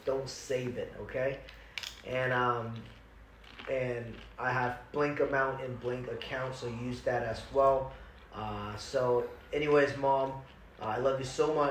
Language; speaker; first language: English; early bilingual, other home language; Chinese